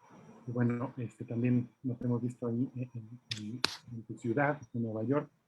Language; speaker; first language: Spanish; native; Spanish